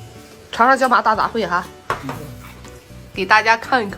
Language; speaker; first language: Chinese; native; Chinese